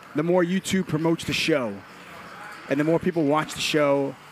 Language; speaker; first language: English; native; English